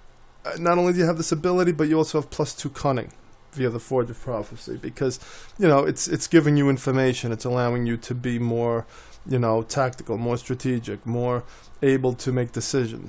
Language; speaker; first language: English; native; English